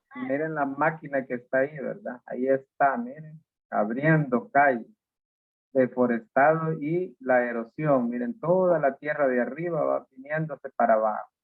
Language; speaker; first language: Spanish; native; Spanish